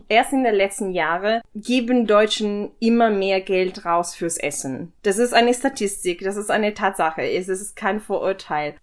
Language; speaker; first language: German; non-native, fluent; Italian